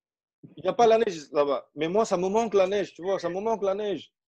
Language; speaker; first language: French; non-native, fluent; Indonesian